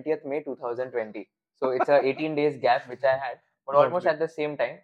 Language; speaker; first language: English; non-native, local second language; Hindi